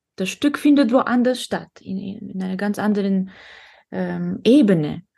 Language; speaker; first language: German; non-native, fluent; Russian